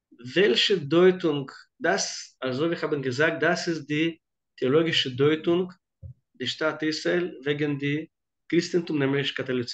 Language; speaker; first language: German; non-native, fluent; Hebrew